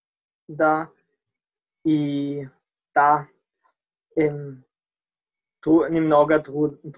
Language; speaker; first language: Russian; non-native, learner; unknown